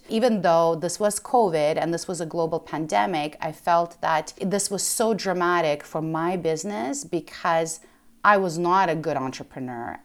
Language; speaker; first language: English; early bilingual, other home language; Ukrainian